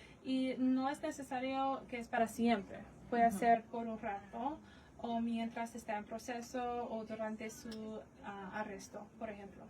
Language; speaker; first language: Spanish; non-native, fluent; English